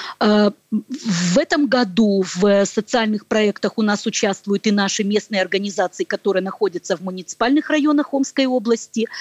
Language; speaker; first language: Russian; native; Russian